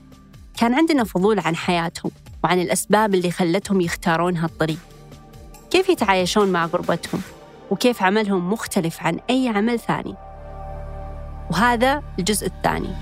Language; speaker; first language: Arabic; native; Arabic